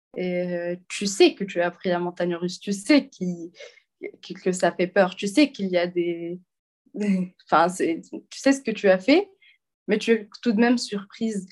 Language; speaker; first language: French; non-native, local second language; Arabic